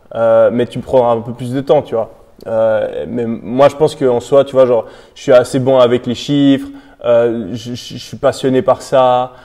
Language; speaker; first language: French; native; French